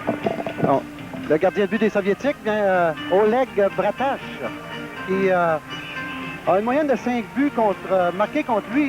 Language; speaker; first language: French; native; French